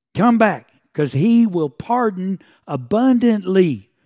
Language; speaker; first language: English; native; English